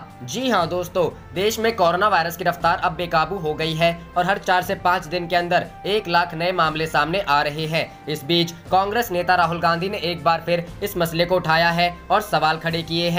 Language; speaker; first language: Hindi; native; Hindi